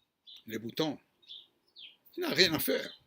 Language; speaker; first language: French; non-native, fluent; Hebrew